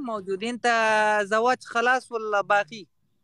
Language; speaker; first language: Arabic; non-native, learner; Pashto